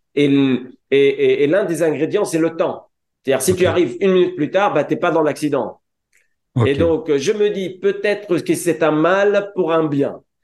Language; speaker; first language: French; non-native, local second language; Arabic